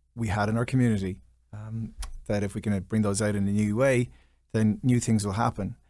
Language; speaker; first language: English; native; English